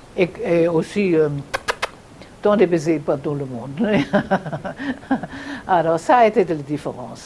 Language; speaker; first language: French; non-native, fluent; German